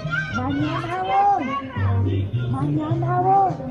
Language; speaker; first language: Spanish; native; Spanish